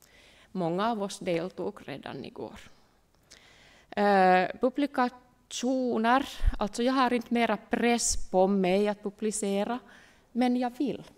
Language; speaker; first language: Swedish; non-native, local second language; Finnish